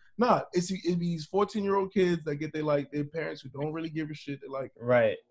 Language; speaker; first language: English; native; English